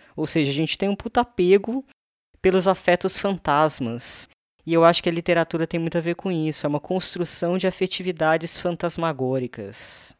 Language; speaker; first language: Portuguese; native; Portuguese